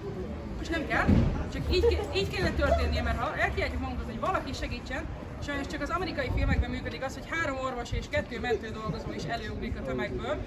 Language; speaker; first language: Hungarian; native; Hungarian